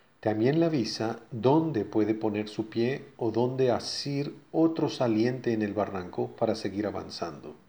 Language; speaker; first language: Spanish; native; Spanish